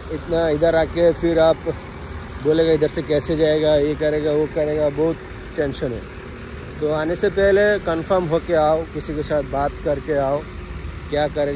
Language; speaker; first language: Hindi; non-native, learner; Bangla